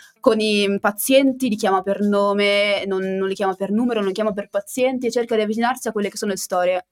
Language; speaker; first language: Italian; native; Italian